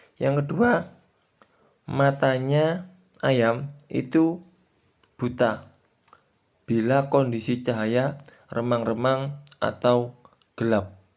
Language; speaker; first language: Indonesian; native; Indonesian